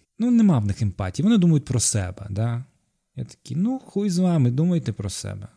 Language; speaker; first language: Ukrainian; non-native, local second language; Crimean Tatar